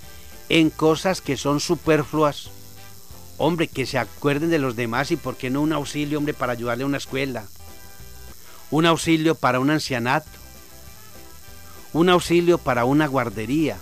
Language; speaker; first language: Spanish; native; Spanish